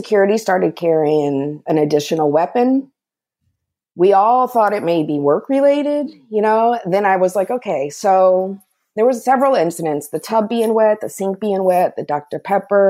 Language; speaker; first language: English; native; English